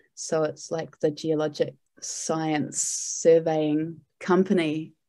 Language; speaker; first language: English; native; English